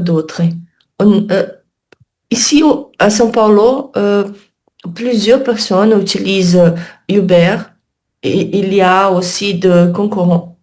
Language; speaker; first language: French; non-native, learner; Portuguese